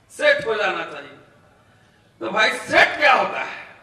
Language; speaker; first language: Hindi; native; Hindi